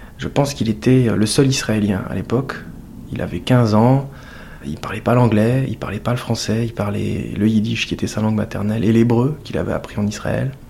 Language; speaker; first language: French; native; French